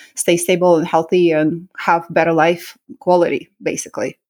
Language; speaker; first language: English; early bilingual, other home language; Russian